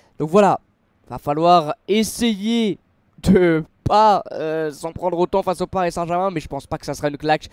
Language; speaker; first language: French; native; French